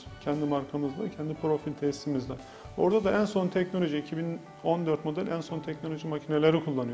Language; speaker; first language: Turkish; native; Turkish